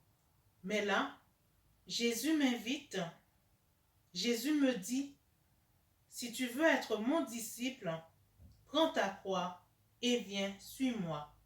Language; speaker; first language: French; native; French